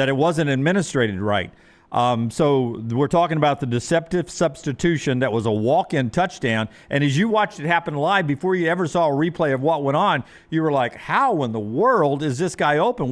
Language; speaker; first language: English; native; English